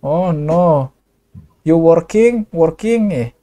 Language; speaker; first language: English; non-native, learner; Indonesian